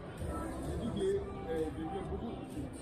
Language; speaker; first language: French; non-native, learner; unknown